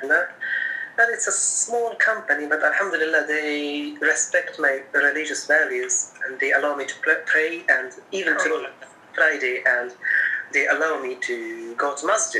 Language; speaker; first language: English; non-native, local second language; Japanese